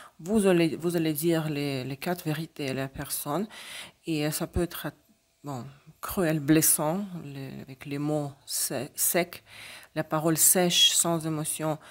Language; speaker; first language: French; non-native, fluent; Russian